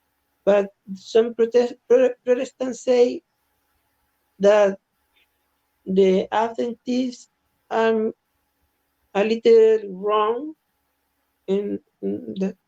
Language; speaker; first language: English; non-native, learner; Spanish